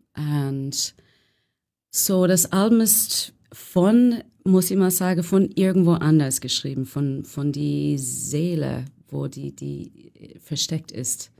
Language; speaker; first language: German; non-native, learner; English